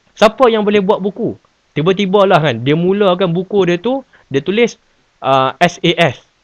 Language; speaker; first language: Malay; native; Malay